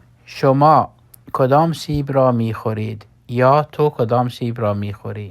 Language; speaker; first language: Persian; non-native, fluent; Urdu